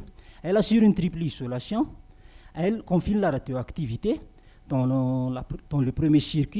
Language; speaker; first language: French; non-native, local second language; Malagasy